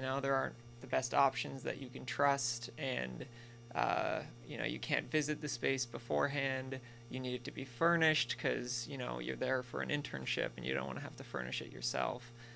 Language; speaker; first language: English; native; English